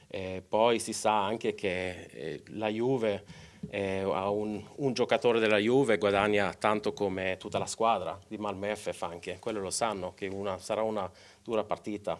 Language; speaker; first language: Italian; non-native, local second language; Swedish